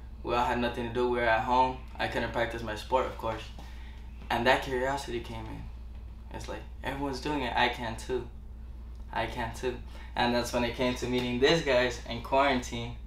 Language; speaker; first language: English; early bilingual, other home language; Spanish